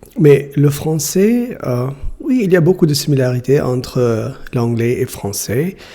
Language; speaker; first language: French; non-native, learner; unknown